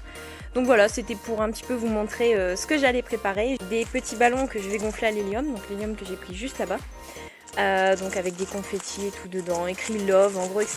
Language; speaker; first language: French; native; French